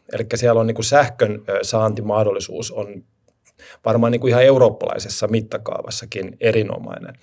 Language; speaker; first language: Finnish; non-native, local second language; Swedish